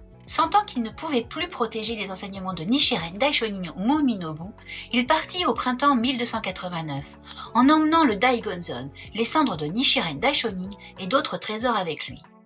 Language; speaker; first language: French; native; French